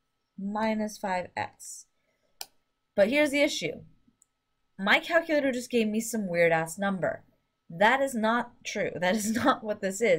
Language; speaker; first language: English; native; English